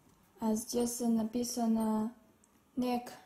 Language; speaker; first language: Russian; non-native, learner; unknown